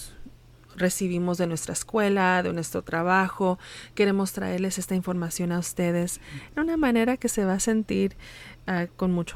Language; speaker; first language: Spanish; early bilingual, heritage; Spanish